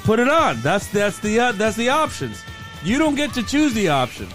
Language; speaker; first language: English; native; English